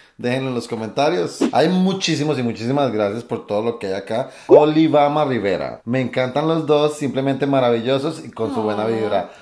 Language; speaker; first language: Spanish; native; Spanish